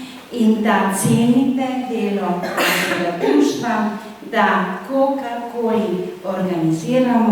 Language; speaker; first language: Slovenian; native; Slovenian